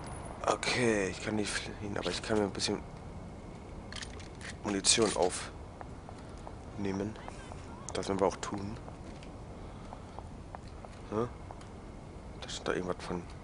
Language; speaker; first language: German; native; German